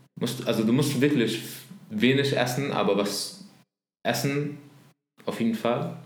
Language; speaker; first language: German; non-native, learner; Arabic